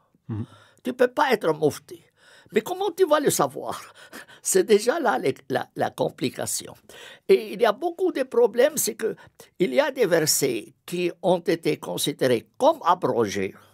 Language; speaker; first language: French; non-native, fluent; Arabic